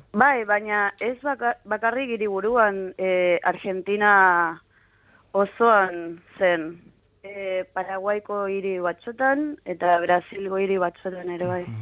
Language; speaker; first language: Basque; non-native, fluent; Spanish